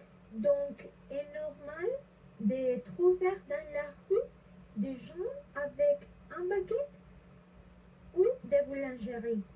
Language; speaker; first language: French; non-native, learner; Spanish